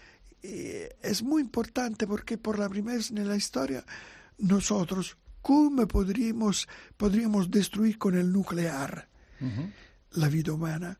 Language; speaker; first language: Spanish; non-native, fluent; Italian